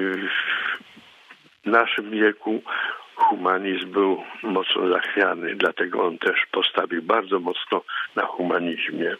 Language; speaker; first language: Polish; native; Polish